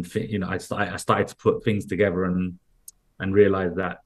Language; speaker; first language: English; early bilingual, other home language; Spanish